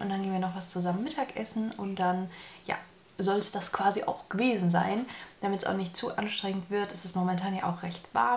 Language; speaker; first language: German; native; German